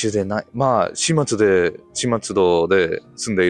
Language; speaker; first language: Japanese; non-native, learner; English